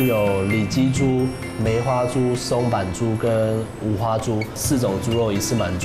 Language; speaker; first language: Chinese; native; Chinese